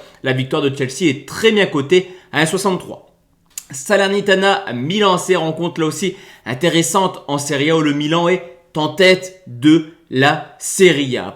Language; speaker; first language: French; native; French